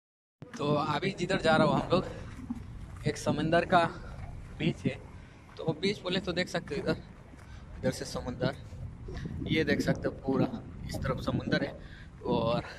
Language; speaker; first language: Hindi; non-native, local second language; Bangla